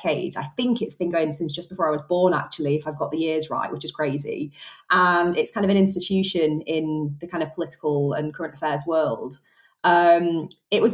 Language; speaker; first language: English; native; English